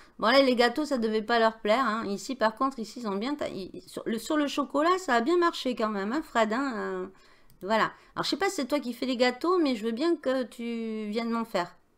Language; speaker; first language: French; native; French